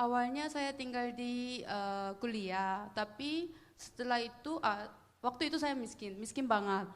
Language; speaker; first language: Indonesian; non-native, fluent; Korean